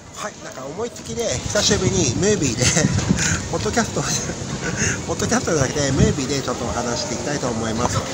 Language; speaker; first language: Japanese; native; Japanese